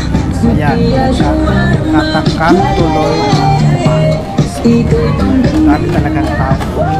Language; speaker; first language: Filipino; native; Filipino